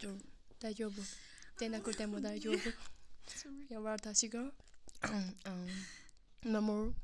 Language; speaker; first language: Japanese; non-native, learner; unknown